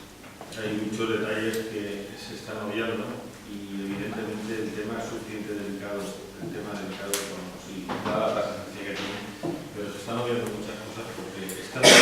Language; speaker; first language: Spanish; native; Spanish